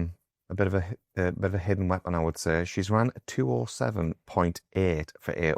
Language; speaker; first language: English; native; English